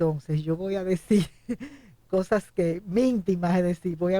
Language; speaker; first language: Spanish; native; Spanish